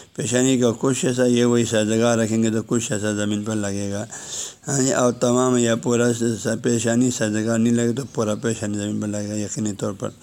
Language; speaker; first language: Urdu; non-native, local second language; Balti